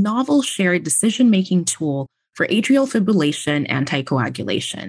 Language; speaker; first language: English; non-native, local second language; Filipino